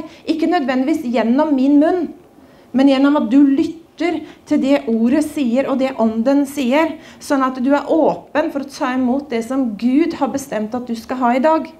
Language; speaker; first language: Norwegian; native; Norwegian